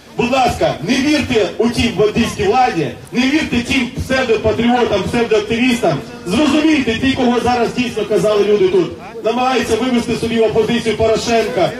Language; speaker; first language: Ukrainian; native; Ukrainian